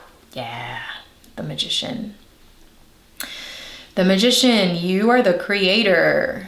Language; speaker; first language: English; native; English